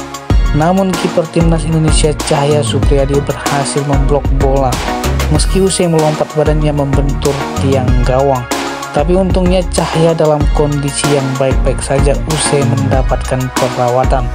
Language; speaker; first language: Indonesian; native; Indonesian